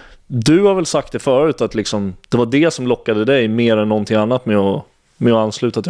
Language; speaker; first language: Swedish; native; Swedish